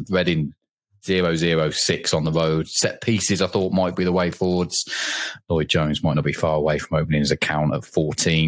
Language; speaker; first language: English; native; English